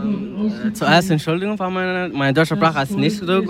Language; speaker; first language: German; non-native, learner; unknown